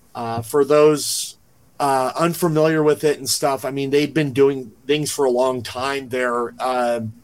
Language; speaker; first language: English; native; English